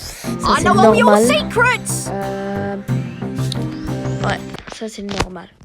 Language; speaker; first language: French; early bilingual, other home language; Turkish